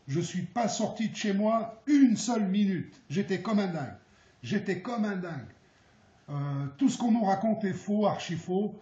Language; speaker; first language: French; early bilingual, other home language; Arabic